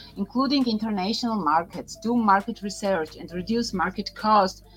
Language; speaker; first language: English; non-native, fluent; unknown